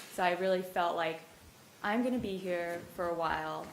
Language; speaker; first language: English; native; English